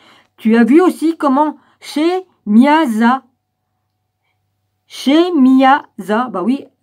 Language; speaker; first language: French; native; French